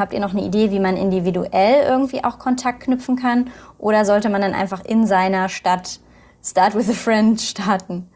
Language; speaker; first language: German; native; German